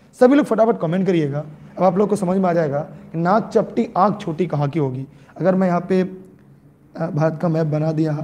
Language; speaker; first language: Hindi; native; Hindi